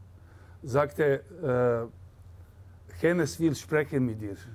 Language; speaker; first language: German; non-native, fluent; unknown